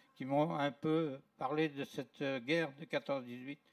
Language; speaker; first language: French; native; French